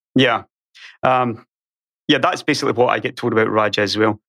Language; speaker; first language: English; native; English